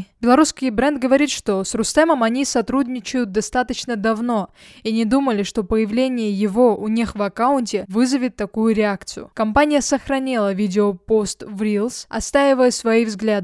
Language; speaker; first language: Russian; native; Russian